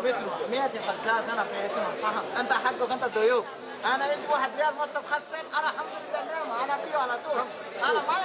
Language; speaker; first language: Arabic; non-native, learner; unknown